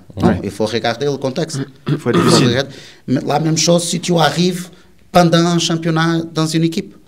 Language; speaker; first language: French; non-native, learner; Portuguese